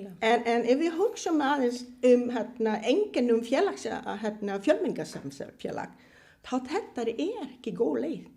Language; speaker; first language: Icelandic; non-native, fluent; Vietnamese